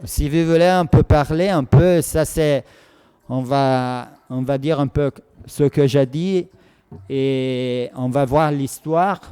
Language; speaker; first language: French; non-native, fluent; Italian